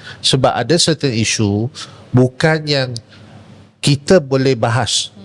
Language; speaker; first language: Malay; non-native, local second language; Chinese